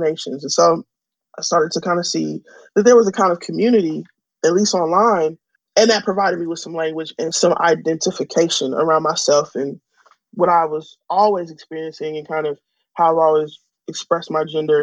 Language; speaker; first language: English; native; English